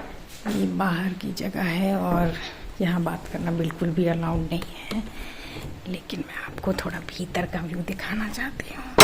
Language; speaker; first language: Hindi; native; Hindi